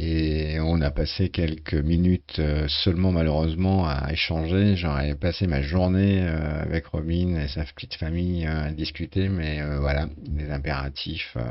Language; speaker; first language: French; native; French